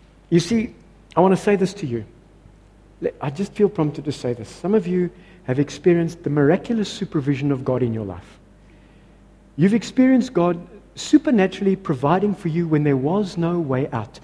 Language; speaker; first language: English; non-native, local second language; Afrikaans